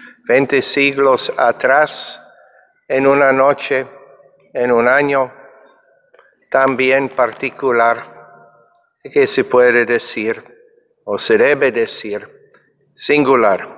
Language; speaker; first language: Spanish; non-native, fluent; English